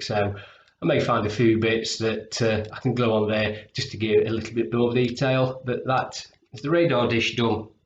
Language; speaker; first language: English; native; English